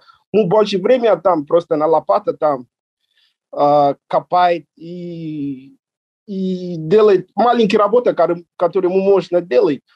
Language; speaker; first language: Russian; non-native, learner; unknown